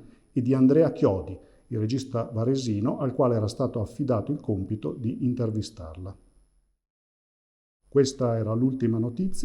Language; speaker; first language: Italian; native; Italian